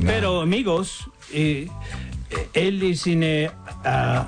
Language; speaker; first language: Spanish; non-native, learner; English